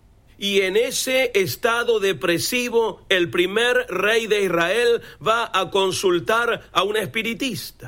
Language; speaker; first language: Spanish; native; Spanish